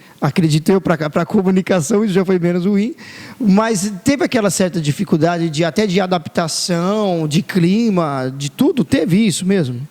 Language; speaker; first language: Portuguese; native; Portuguese